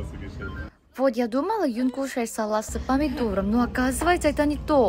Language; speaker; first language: Russian; non-native, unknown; Korean